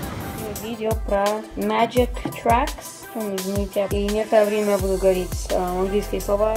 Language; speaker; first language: Russian; early bilingual, heritage; Russian